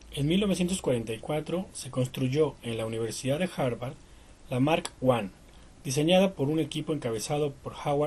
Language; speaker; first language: Spanish; native; Spanish